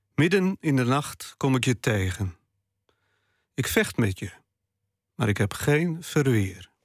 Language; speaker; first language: Dutch; non-native, local second language; Western Frisian